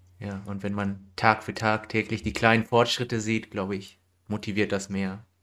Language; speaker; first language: German; native; German